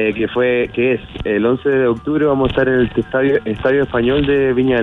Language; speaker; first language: Spanish; native; Spanish